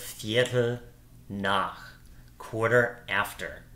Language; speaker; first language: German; non-native, fluent; English